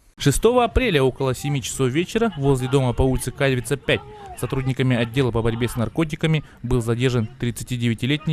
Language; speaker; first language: Russian; native; Russian